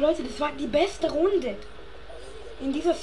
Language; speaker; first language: German; early bilingual, other home language; Turkish